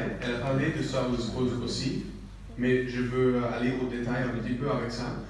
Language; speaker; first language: French; non-native, learner; English